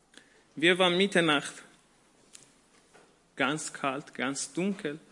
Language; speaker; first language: German; non-native, learner; Persian